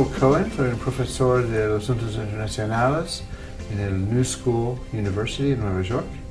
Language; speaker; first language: Spanish; non-native, fluent; English